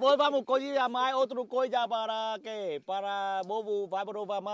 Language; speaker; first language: Portuguese; non-native, learner; Vietnamese